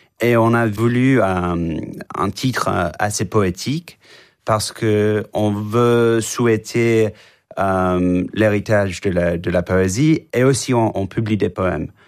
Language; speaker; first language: French; non-native, fluent; English